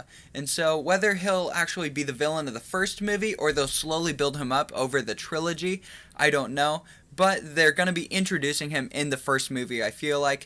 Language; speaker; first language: English; native; English